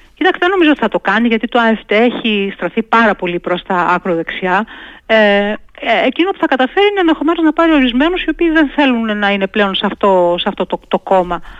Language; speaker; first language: Greek; native; Greek